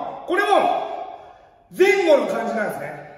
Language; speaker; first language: Japanese; native; Japanese